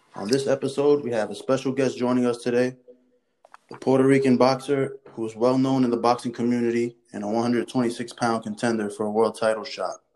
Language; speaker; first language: English; early bilingual, other home language; Spanish